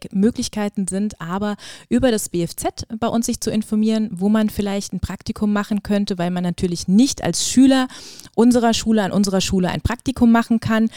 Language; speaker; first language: German; native; German